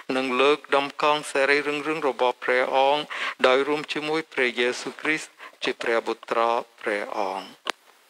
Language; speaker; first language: Khmer; native; Khmer